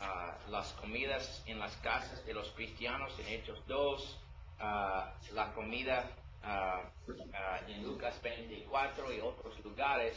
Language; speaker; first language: Spanish; non-native, learner; English